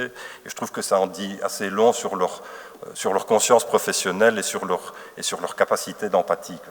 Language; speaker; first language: French; native; French